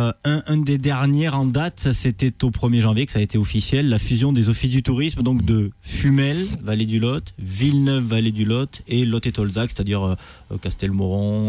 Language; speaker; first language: French; native; French